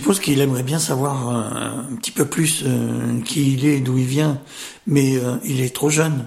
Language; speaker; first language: French; native; French